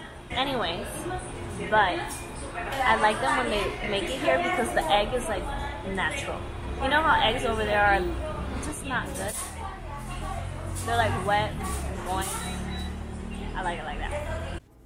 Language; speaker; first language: English; early bilingual, other home language; Spanish